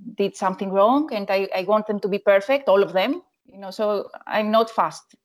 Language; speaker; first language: English; non-native, learner; Greek